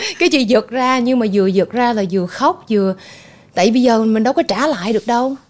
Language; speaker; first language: Vietnamese; early bilingual, heritage; Vietnamese